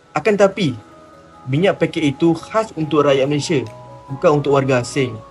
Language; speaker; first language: Malay; native; Malay